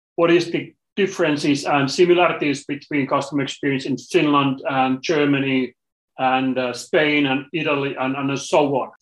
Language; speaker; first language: English; non-native, fluent; Finnish